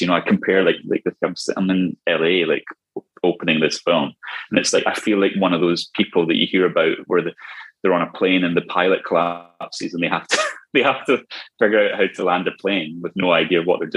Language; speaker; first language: English; native; English